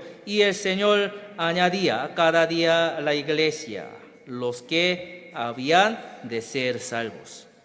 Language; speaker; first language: Spanish; non-native, fluent; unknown